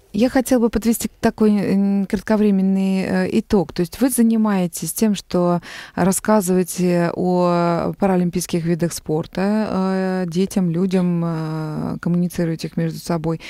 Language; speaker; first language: Russian; native; Russian